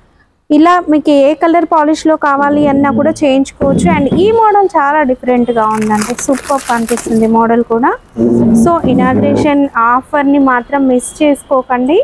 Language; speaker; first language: Telugu; native; Telugu